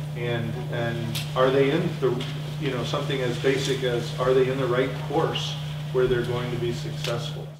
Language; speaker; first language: English; native; English